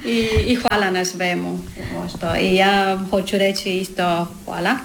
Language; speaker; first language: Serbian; non-native, learner; Spanish